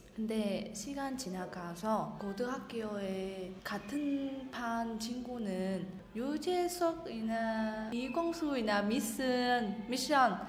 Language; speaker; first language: Korean; non-native, learner; Vietnamese